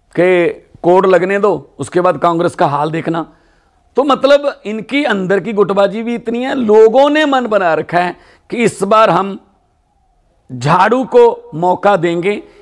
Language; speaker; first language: Hindi; non-native, local second language; Punjabi